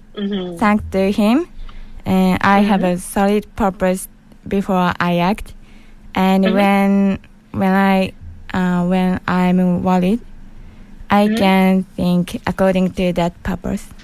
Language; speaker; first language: English; non-native, learner; Japanese